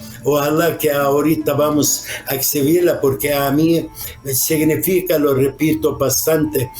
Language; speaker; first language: Spanish; non-native, fluent; Arabic